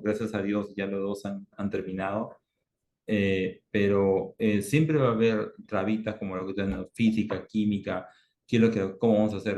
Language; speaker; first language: Spanish; native; Spanish